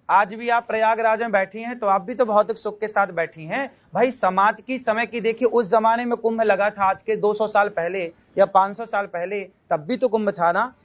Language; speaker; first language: Hindi; native; Hindi